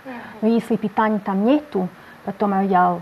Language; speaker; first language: Russian; non-native, learner; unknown